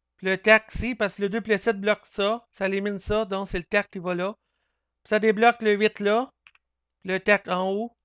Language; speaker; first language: French; native; French